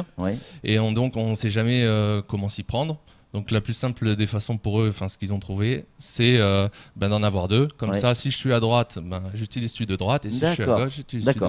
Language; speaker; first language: French; native; French